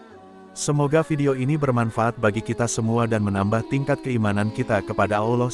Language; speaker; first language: Indonesian; native; Indonesian